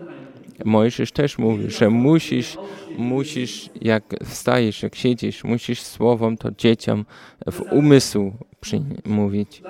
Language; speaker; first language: Polish; early bilingual, heritage; Polish